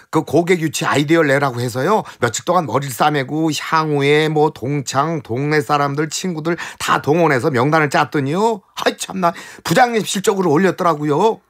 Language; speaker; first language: Korean; native; Korean